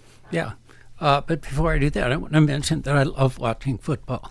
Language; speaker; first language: English; native; English